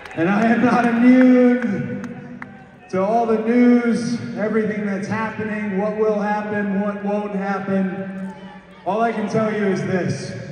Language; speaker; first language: English; native; English